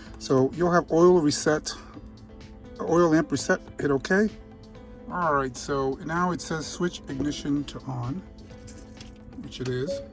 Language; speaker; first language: English; native; English